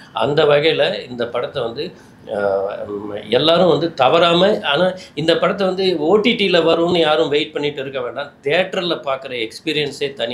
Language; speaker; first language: Tamil; native; Tamil